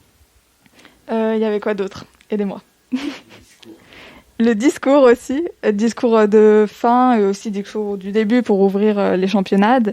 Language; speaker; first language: French; native; French